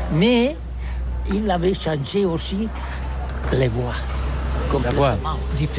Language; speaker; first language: French; non-native, learner; Catalan